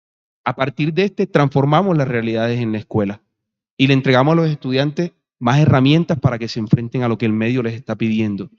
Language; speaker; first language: Spanish; native; Spanish